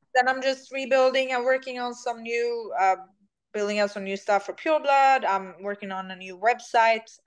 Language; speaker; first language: English; non-native, fluent; Swedish